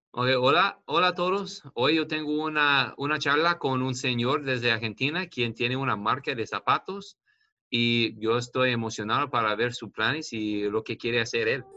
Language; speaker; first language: Spanish; non-native, learner; English